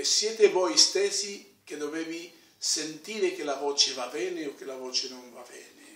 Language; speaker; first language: Italian; non-native, fluent; Spanish